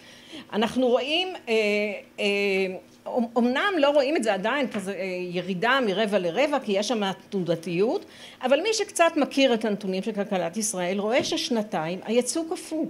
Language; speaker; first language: Hebrew; native; Hebrew